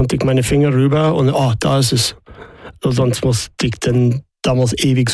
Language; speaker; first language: German; non-native, fluent; English